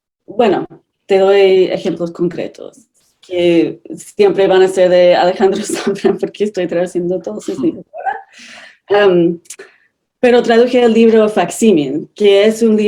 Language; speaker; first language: Spanish; non-native, fluent; English